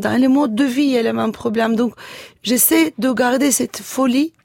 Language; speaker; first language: French; non-native, fluent; Turkish